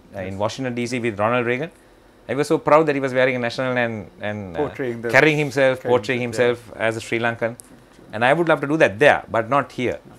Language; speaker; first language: English; non-native, local second language; Sinhala